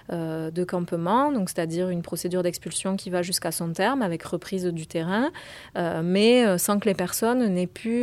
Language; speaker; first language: French; native; French